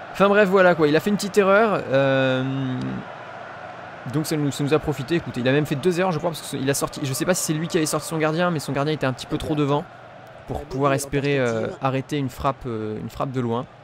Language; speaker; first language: French; native; French